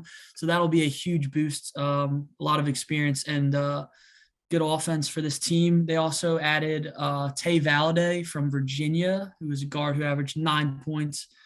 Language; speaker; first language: English; native; English